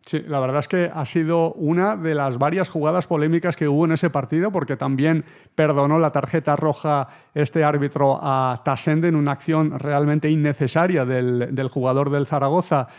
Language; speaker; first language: Spanish; native; Spanish